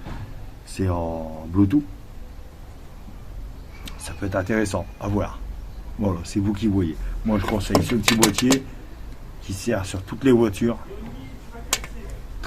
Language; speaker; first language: French; native; French